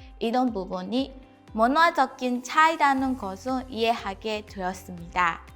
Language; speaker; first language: Korean; non-native, fluent; Burmese